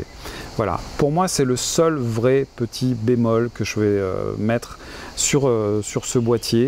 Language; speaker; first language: French; native; French